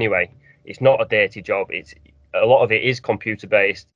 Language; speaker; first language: English; native; English